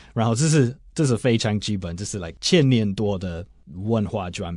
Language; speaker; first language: Chinese; non-native, fluent; English